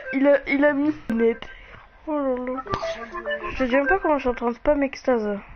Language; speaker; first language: French; native; French